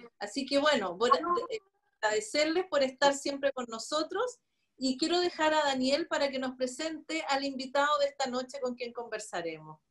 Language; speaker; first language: Spanish; native; Spanish